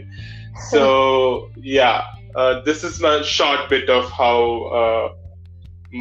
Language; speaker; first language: English; non-native, local second language; Malayalam